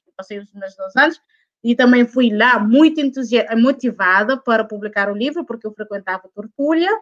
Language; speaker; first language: Portuguese; non-native, local second language; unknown